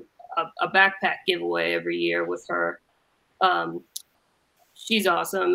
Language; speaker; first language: English; native; English